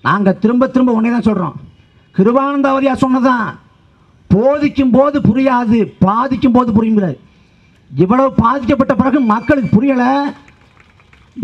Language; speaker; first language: Tamil; native; Tamil